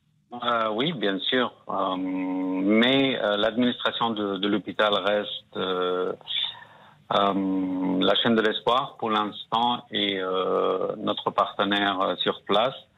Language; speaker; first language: French; non-native, fluent; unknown